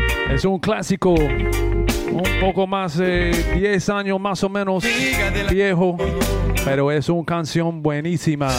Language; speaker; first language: Spanish; non-native, learner; English